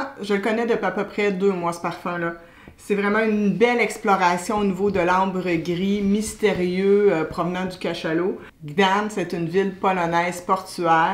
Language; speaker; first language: French; native; French